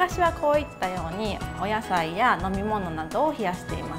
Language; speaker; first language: Japanese; native; Japanese